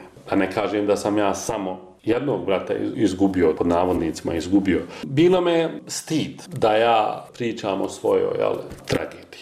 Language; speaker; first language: Croatian; native; Croatian